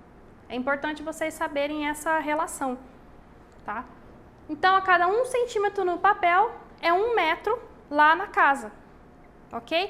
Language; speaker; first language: Portuguese; native; Portuguese